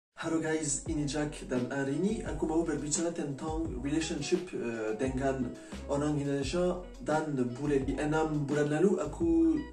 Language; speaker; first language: Indonesian; non-native, learner; French